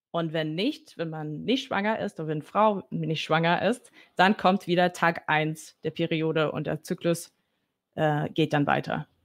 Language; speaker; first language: German; non-native, fluent; English